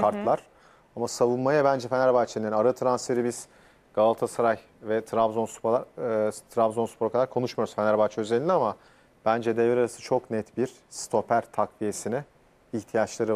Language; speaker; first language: Turkish; native; Turkish